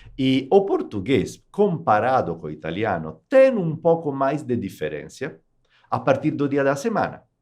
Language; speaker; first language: Portuguese; non-native, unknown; Italian